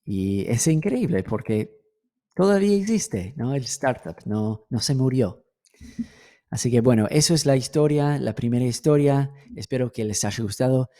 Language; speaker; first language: Spanish; non-native, fluent; English